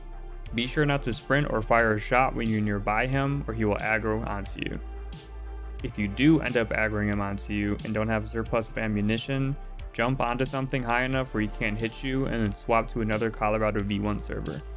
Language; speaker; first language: English; native; English